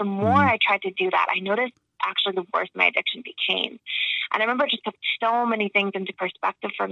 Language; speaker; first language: English; native; English